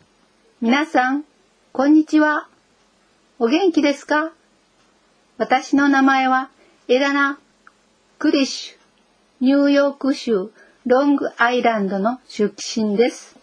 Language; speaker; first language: Japanese; non-native, fluent; English